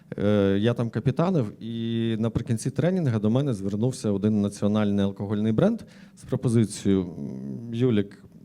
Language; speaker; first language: Ukrainian; native; Ukrainian